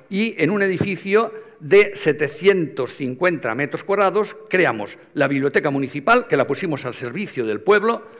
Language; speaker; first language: Spanish; native; Spanish